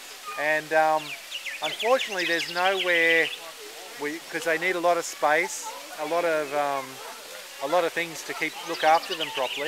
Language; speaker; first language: English; native; English